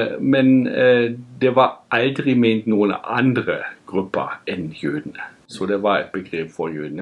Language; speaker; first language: Norwegian; non-native, fluent; German